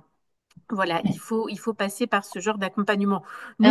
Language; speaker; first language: French; native; French